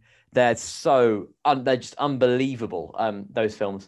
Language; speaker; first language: English; native; English